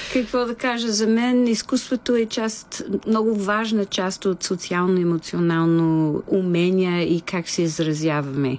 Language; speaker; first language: Bulgarian; non-native, fluent; English